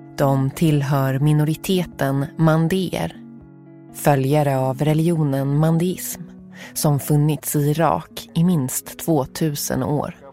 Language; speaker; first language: Swedish; native; Swedish